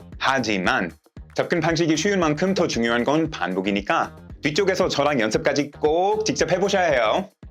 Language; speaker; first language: Korean; native; Korean